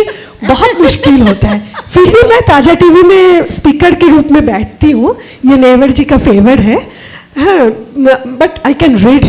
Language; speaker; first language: Hindi; non-native, local second language; Bangla